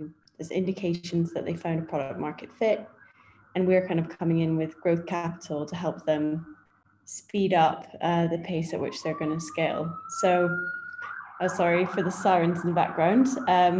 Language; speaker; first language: English; native; English